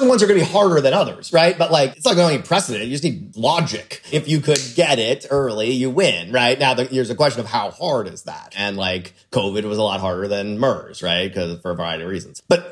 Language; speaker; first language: English; native; English